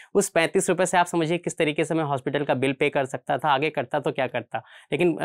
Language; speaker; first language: Hindi; native; Hindi